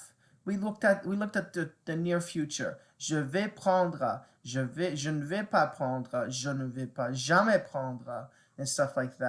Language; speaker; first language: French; non-native, learner; English